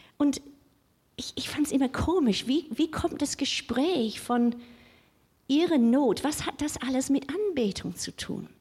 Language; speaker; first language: German; non-native, fluent; English